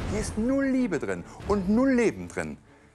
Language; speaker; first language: German; native; German